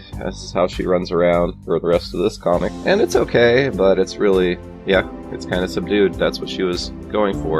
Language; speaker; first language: English; native; English